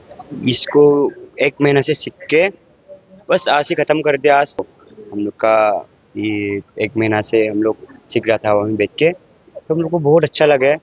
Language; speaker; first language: Hindi; non-native, local second language; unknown